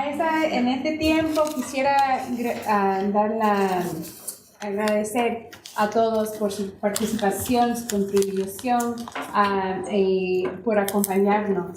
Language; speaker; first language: Spanish; non-native, fluent; English